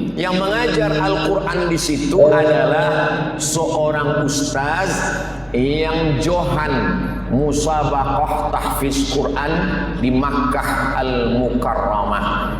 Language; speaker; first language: Malay; native; Malay